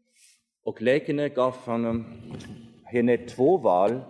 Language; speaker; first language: Swedish; non-native, fluent; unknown